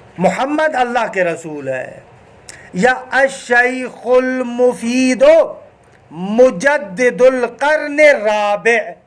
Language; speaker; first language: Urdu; non-native, local second language; Sindhi